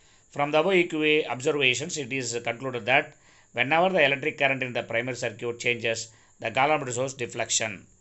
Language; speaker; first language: English; non-native, local second language; Tamil